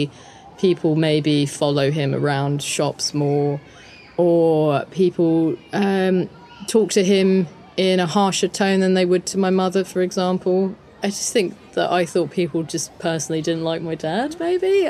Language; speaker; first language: English; native; English